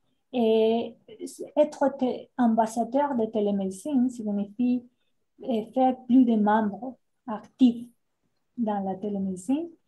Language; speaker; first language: French; non-native, fluent; Spanish